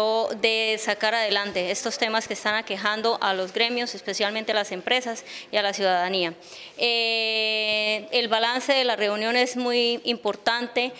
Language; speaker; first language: Spanish; native; Spanish